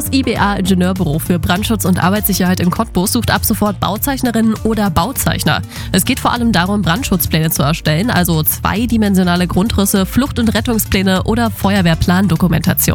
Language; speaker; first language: German; native; German